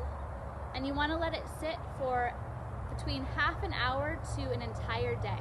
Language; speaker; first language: English; native; English